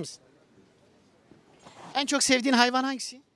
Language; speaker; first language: Turkish; native; Turkish